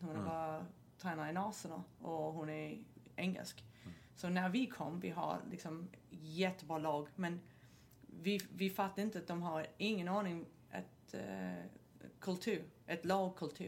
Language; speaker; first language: Swedish; non-native, fluent; English